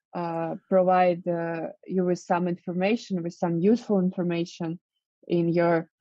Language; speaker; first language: English; non-native, fluent; Russian